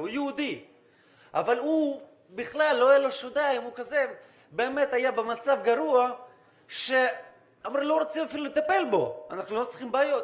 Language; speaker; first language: Hebrew; non-native, fluent; Russian